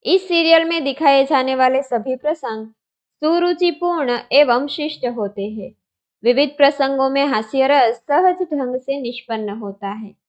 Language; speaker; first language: Hindi; non-native, local second language; Gujarati